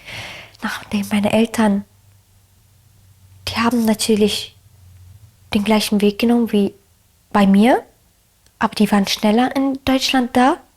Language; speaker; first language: German; early bilingual, other home language; Arabic